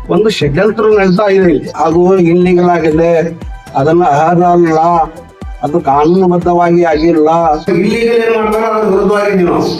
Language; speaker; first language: Kannada; non-native, local second language; Urdu